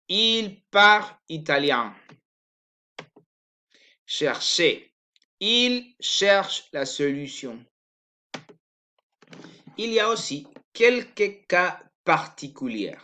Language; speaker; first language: French; non-native, learner; Spanish